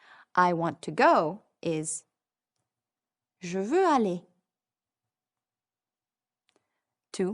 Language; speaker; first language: French; non-native, fluent; English